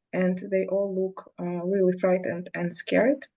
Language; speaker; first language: English; non-native, fluent; Russian